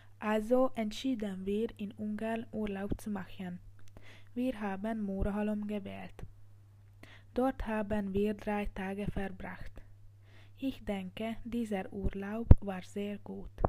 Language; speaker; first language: German; non-native, learner; Hungarian